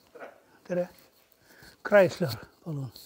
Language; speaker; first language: Russian; native; Russian